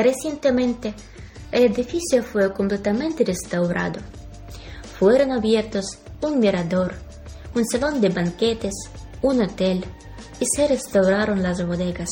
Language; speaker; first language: Spanish; non-native, fluent; Ukrainian